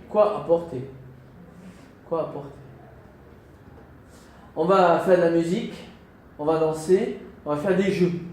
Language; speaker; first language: French; non-native, fluent; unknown